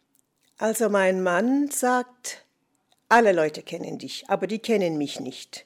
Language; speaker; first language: German; non-native, fluent; English